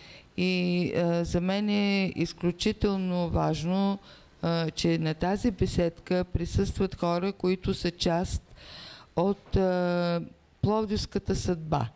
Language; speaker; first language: Bulgarian; native; Bulgarian